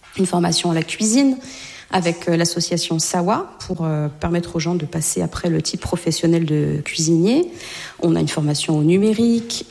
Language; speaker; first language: French; native; French